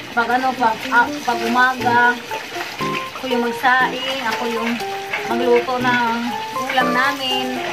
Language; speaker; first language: Filipino; non-native, local second language; Cebuano